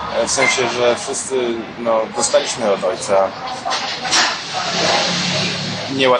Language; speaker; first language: Polish; early bilingual, heritage; Polish